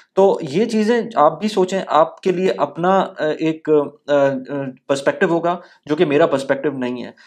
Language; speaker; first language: Urdu; native; Urdu